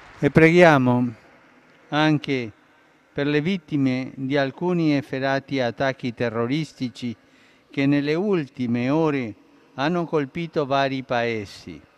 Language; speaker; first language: Italian; early bilingual, heritage; Spanish